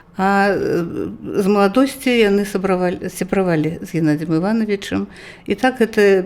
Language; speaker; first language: Belarusian; native; Belarusian